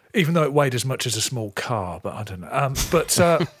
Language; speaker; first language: English; native; English